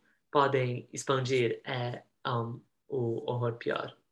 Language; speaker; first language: Portuguese; early bilingual, heritage; Portuguese